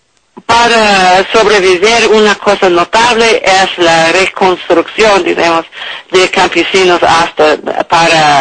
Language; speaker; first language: Spanish; non-native, learner; English